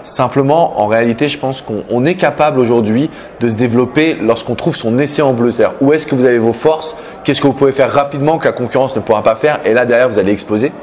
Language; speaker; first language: French; native; French